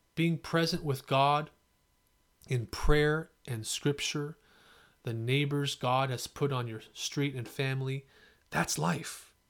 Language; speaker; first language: English; native; English